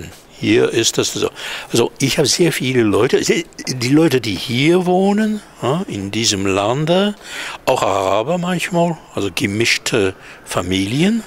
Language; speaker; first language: German; non-native, fluent; Hebrew